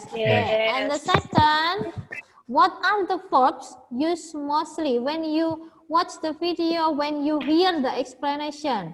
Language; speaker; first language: English; non-native, learner; Indonesian